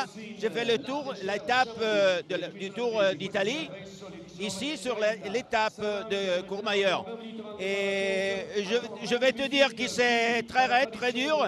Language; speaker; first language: French; non-native, local second language; Italian